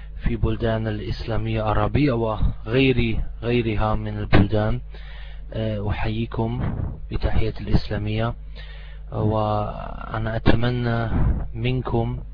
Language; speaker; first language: Arabic; non-native, fluent; German